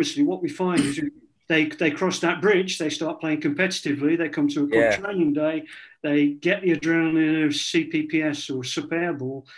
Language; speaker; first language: English; native; English